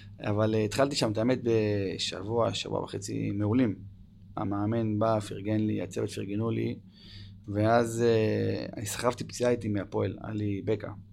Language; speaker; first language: Hebrew; early bilingual, other home language; English